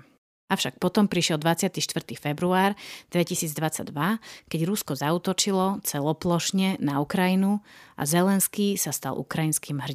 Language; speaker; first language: Slovak; native; Slovak